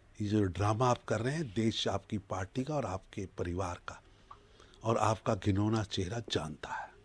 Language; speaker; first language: Hindi; non-native, local second language; Punjabi